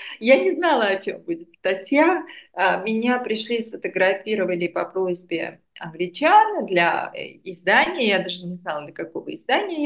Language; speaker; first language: Russian; non-native, local second language; Armenian